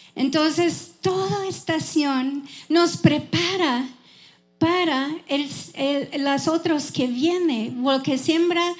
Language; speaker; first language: Spanish; non-native, fluent; English